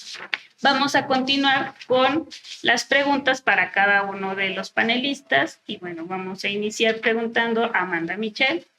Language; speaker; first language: Spanish; native; Spanish